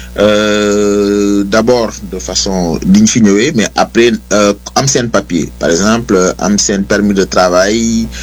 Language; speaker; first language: French; non-native, local second language; Wolof